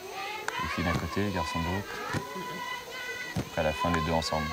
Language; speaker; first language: French; native; French